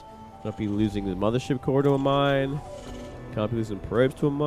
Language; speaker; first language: English; native; English